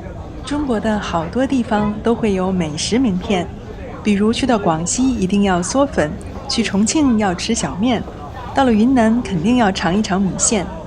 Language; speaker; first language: Chinese; native; Chinese